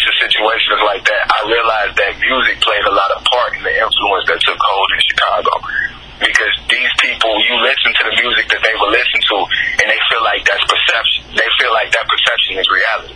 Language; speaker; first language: English; native; English